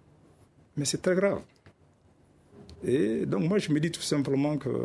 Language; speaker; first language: French; non-native, local second language; Bambara